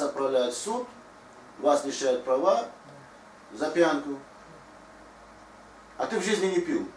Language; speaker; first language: Russian; non-native, fluent; Tajik